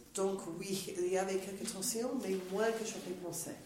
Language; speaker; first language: French; non-native, fluent; English